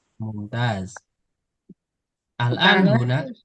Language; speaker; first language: Arabic; non-native, fluent; Indonesian